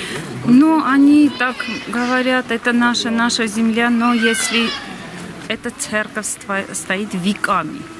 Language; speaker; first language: Russian; non-native, local second language; Armenian